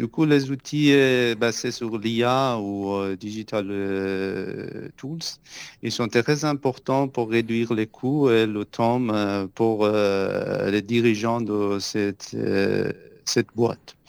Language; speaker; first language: French; non-native, fluent; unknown